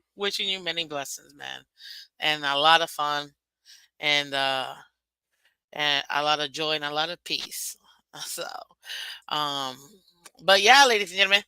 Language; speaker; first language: English; native; English